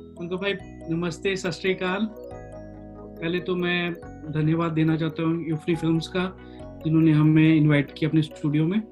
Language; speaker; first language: Hindi; non-native, local second language; Punjabi